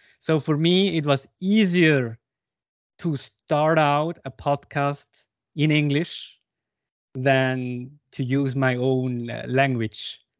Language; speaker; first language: English; non-native, fluent; Swiss German